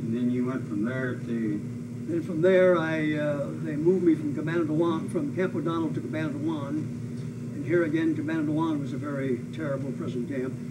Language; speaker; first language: English; native; English